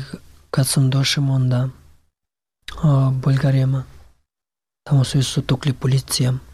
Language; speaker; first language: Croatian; non-native, learner; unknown